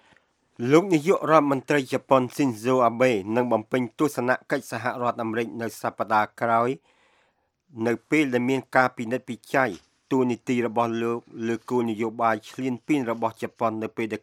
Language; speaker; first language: Khmer; native; Khmer